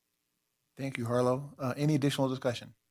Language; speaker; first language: English; native; English